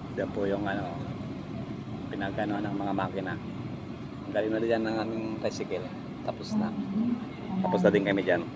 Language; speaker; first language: Filipino; non-native, local second language; Bikol